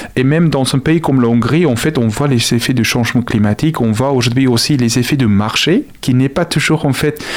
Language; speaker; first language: French; non-native, fluent; Afrikaans